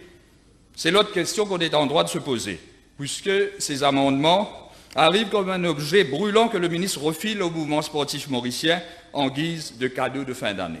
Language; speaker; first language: French; non-native, local second language; Morisyen